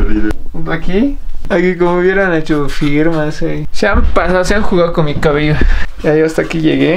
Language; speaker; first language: Spanish; native; Spanish